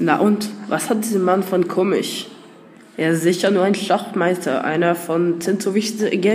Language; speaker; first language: German; non-native, learner; French